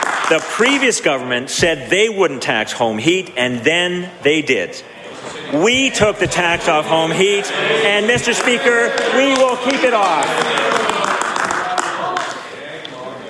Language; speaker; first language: English; native; English